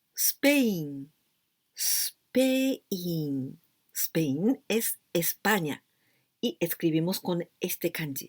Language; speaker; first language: Spanish; non-native, fluent; Japanese